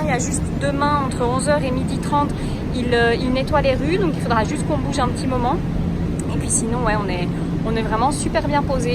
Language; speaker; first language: French; native; French